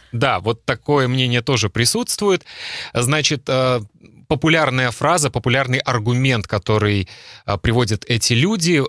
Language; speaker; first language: Russian; native; Russian